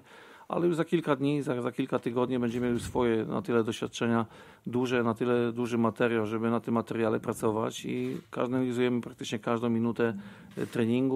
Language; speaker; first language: Polish; native; Polish